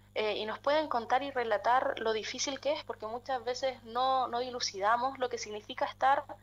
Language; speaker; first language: Spanish; native; Spanish